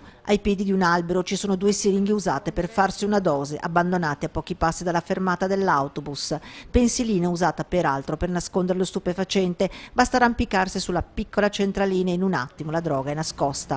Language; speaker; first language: Italian; native; Italian